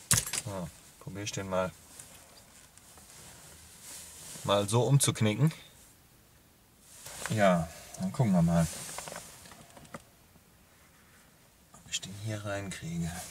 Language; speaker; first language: German; native; German